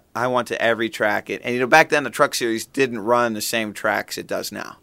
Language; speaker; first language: English; native; English